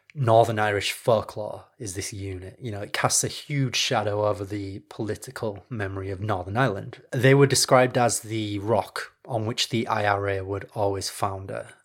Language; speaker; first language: English; native; English